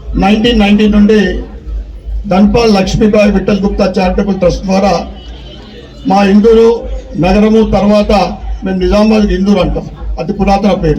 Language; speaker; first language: Telugu; native; Telugu